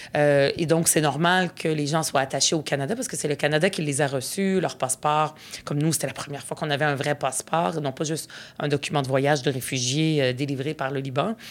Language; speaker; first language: French; early bilingual, other home language; Arabic